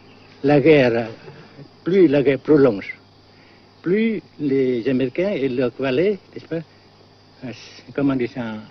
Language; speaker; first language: French; non-native, fluent; Vietnamese